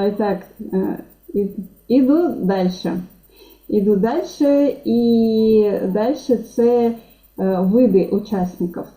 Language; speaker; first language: Ukrainian; non-native, local second language; Russian